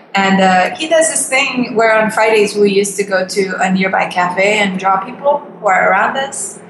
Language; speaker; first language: English; non-native, fluent; Turkish